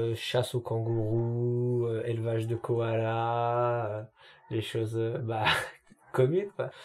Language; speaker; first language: French; native; French